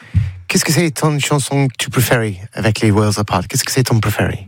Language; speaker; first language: French; non-native, learner; English